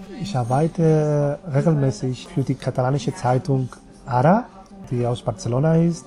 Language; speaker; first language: German; non-native, fluent; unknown